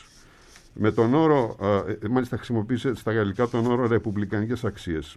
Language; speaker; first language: Greek; native; Greek